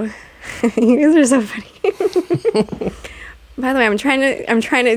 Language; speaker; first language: English; native; English